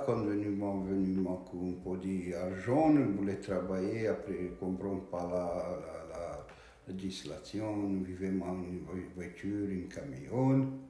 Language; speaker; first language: French; non-native, learner; Romanian